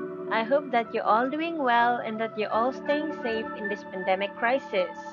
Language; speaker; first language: English; non-native, local second language; Malay